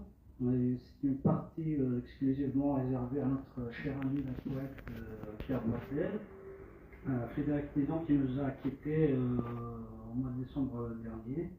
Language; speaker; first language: French; non-native, local second language; Kabyle